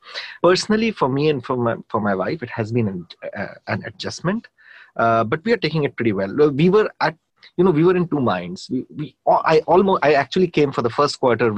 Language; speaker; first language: English; non-native, local second language; Hindi